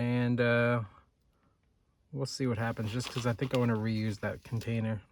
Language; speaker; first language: English; native; English